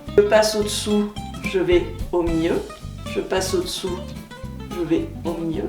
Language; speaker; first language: French; native; French